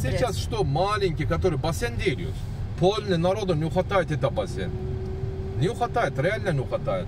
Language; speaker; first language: Russian; non-native, learner; Turkish